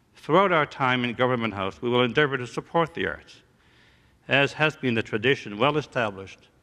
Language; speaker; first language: English; early bilingual, other home language; French